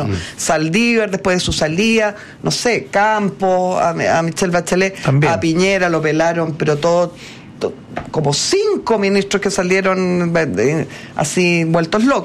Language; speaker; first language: Spanish; native; Spanish